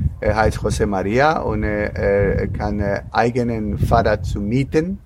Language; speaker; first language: German; non-native, learner; Spanish